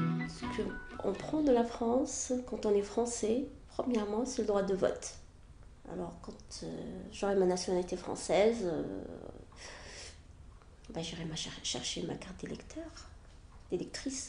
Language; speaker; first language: French; non-native, fluent; Arabic